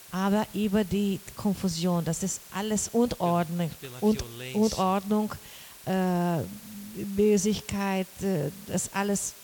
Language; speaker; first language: German; non-native, learner; Portuguese